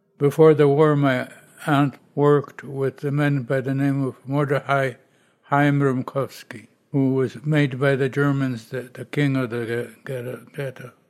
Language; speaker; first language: English; non-native, fluent; Polish